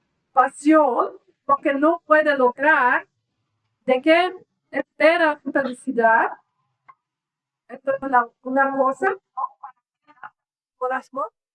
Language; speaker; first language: Spanish; non-native, learner; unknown